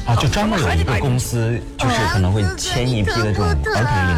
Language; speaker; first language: Chinese; native; Chinese